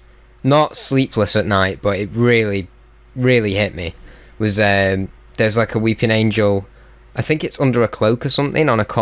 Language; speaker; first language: English; native; English